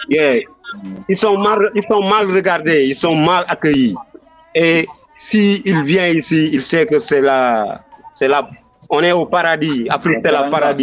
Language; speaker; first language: French; non-native, local second language; Wolof